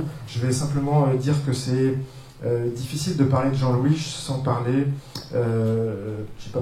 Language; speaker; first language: French; native; French